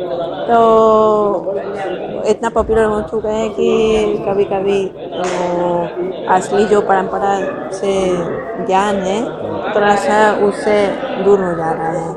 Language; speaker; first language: Hindi; non-native, fluent; Spanish